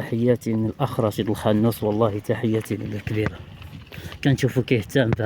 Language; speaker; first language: Arabic; native; Arabic